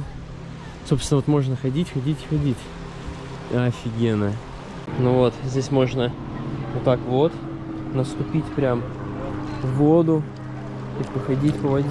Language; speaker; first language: Russian; native; Russian